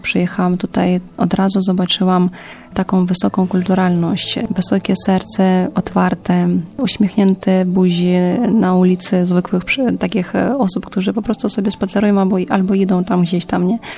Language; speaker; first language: Polish; non-native, fluent; Ukrainian